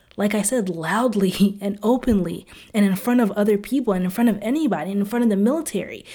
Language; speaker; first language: English; early bilingual, other home language; Arabic